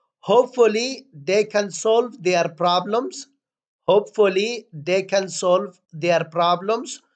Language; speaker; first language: English; non-native, fluent; Persian